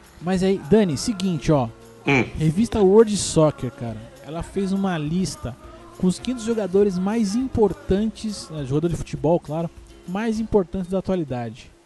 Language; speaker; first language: Portuguese; native; Portuguese